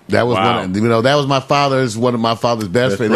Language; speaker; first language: English; native; English